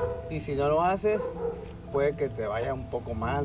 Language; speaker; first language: Spanish; native; Spanish